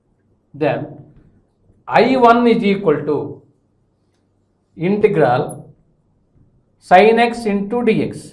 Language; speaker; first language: English; non-native, local second language; Telugu